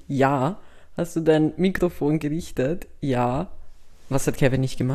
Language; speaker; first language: German; native; German